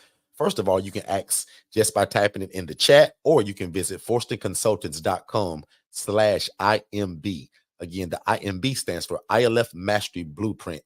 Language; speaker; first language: English; native; English